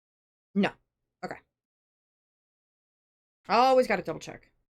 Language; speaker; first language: English; native; English